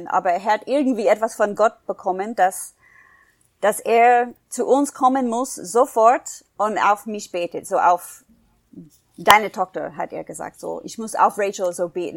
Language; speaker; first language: German; non-native, fluent; English